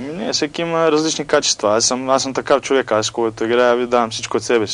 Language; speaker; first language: Bulgarian; non-native, fluent; Croatian